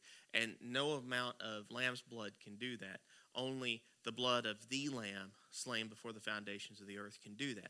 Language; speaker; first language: English; native; English